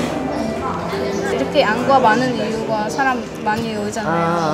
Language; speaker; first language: Korean; early bilingual, other home language; Khmer